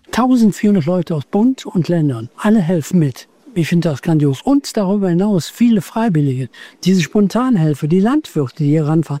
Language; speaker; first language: German; native; German